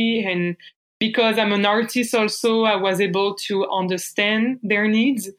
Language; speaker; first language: English; non-native, fluent; French